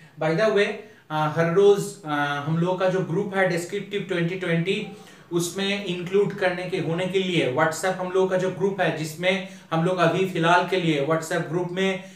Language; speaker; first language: Hindi; non-native, local second language; Bangla